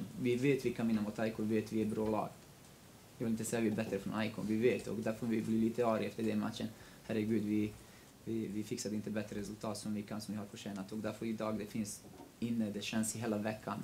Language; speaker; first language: Swedish; non-native, local second language; Kurdish